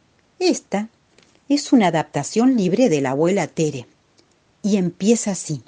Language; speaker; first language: Spanish; native; Spanish